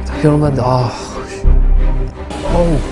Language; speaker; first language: Korean; non-native, learner; English